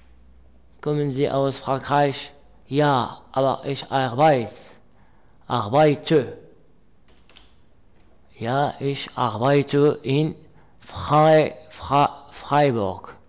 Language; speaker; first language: German; non-native, learner; Arabic